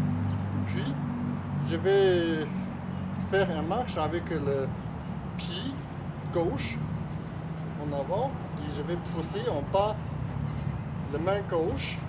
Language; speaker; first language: French; non-native, learner; Chinese